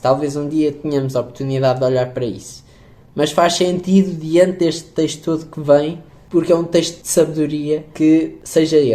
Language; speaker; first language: Portuguese; native; Portuguese